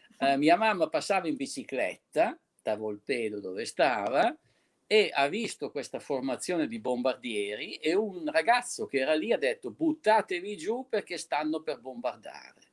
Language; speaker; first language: Italian; native; Italian